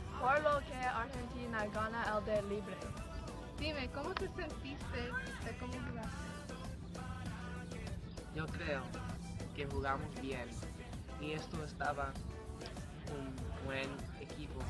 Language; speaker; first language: Spanish; non-native, learner; English